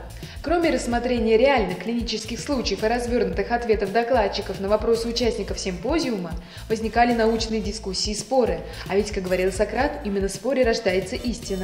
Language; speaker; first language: Russian; native; Russian